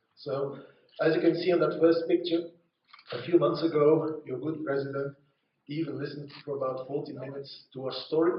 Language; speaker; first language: English; non-native, fluent; Dutch